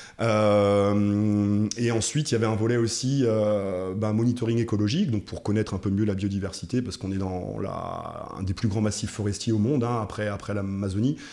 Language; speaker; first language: French; native; French